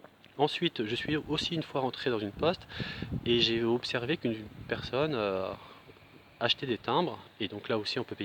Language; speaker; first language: French; native; French